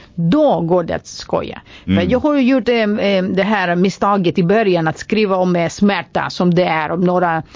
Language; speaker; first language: Swedish; non-native, fluent; Greek